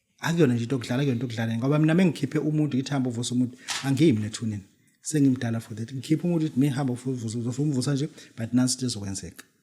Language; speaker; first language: Zulu; native; Zulu